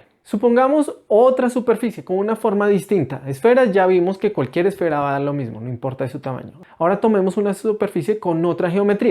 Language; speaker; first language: Spanish; native; Spanish